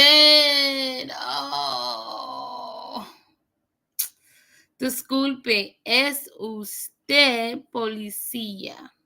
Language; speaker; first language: Spanish; non-native, learner; English